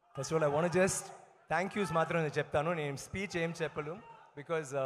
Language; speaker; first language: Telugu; non-native, learner; Tamil